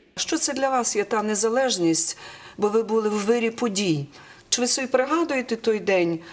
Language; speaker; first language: Ukrainian; native; Ukrainian